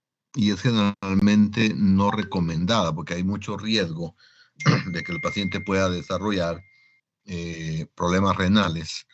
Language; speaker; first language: Spanish; native; Spanish